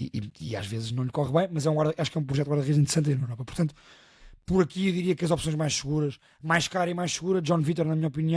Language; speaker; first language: Portuguese; native; Portuguese